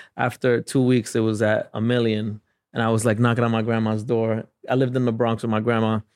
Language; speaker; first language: English; native; English